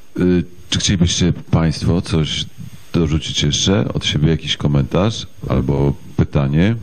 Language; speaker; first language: Polish; native; Polish